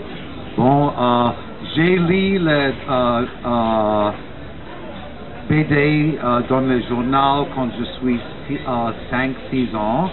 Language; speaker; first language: French; non-native, learner; English